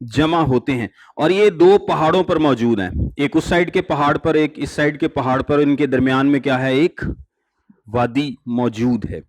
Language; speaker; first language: Urdu; non-native, local second language; Punjabi